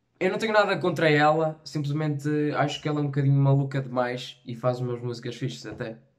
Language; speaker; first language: Portuguese; native; Portuguese